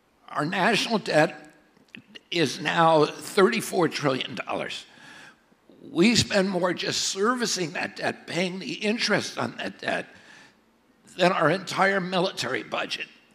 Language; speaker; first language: English; native; English